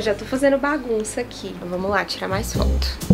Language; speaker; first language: Portuguese; native; Portuguese